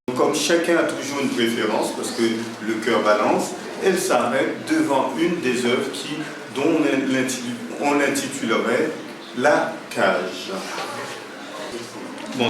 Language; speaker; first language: French; native; French